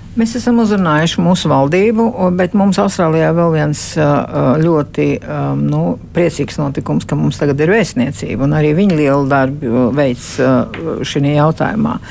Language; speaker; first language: Latvian; early bilingual, heritage; Latvian